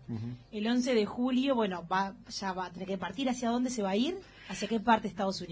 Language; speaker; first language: Spanish; native; Spanish